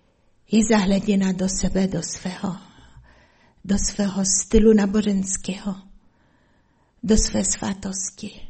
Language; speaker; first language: Czech; non-native, fluent; Polish